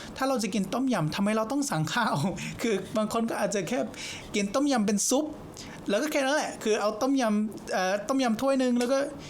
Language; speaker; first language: Thai; non-native, fluent; English